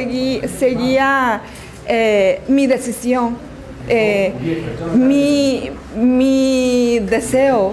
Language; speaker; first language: Spanish; non-native, learner; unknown